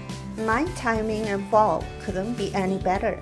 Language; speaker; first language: English; non-native, fluent; Korean